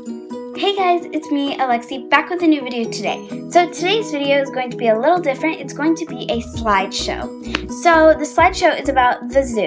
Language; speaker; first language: English; native; English